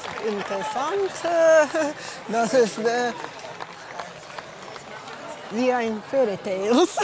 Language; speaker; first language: German; non-native, learner; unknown